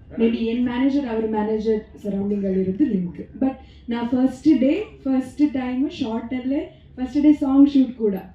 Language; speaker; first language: Tamil; non-native, local second language; Kannada